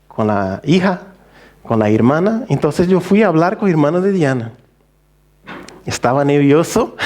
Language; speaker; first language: Spanish; non-native, fluent; Portuguese